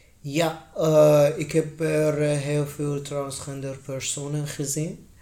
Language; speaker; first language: Dutch; non-native, learner; Persian